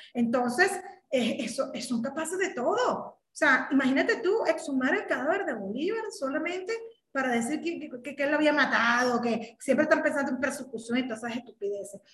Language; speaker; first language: Spanish; native; Spanish